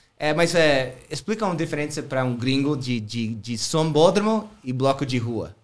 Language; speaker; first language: Portuguese; non-native, fluent; English